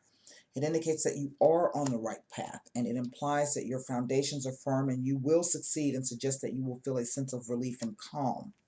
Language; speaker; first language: English; native; English